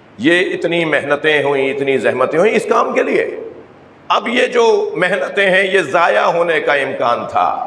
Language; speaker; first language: Urdu; native; Urdu